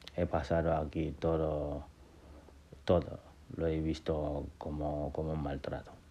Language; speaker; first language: Spanish; non-native, fluent; Wolof